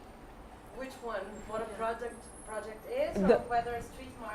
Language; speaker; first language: English; non-native, fluent; Portuguese